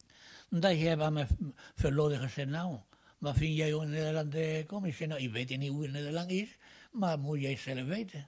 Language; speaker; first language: Dutch; non-native, learner; Spanish